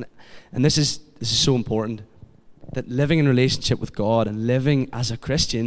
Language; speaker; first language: English; native; English